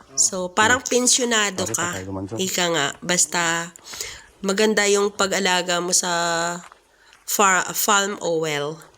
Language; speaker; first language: Filipino; non-native, local second language; Hiligaynon